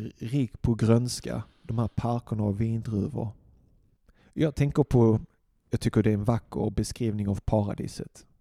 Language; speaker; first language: Swedish; early bilingual, other home language; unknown